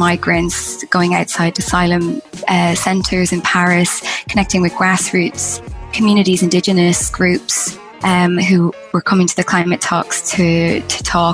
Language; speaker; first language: English; native; English